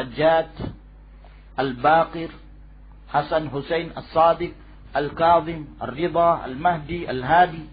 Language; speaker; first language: Arabic; non-native, fluent; Indonesian